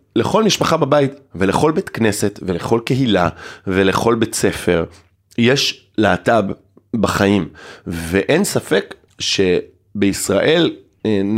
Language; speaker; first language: Hebrew; native; Hebrew